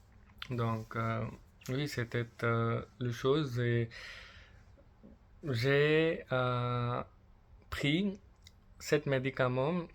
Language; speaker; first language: French; non-native, learner; English